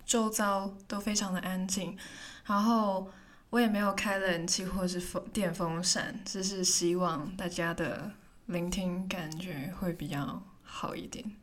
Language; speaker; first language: Chinese; non-native, local second language; Cantonese